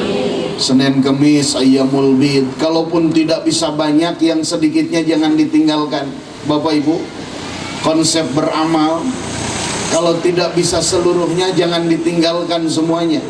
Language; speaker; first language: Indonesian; non-native, local second language; Sundanese